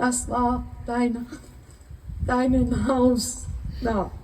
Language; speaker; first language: German; non-native, learner; Hebrew